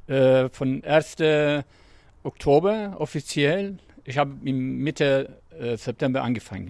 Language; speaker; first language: German; non-native, fluent; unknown